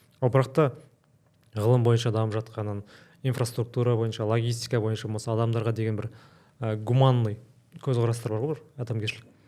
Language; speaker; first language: Kazakh; native; Kazakh